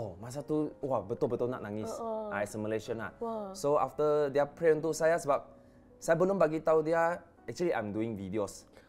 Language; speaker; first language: Malay; non-native, local second language; Chinese